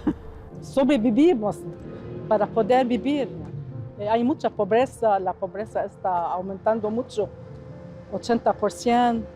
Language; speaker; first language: Spanish; non-native, fluent; Arabic